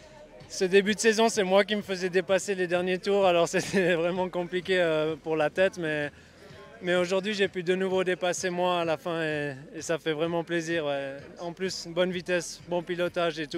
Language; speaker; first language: French; native; French